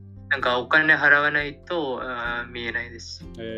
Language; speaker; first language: Japanese; non-native, learner; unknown